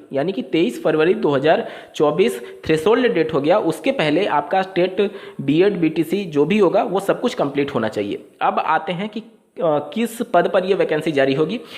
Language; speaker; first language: Hindi; native; Hindi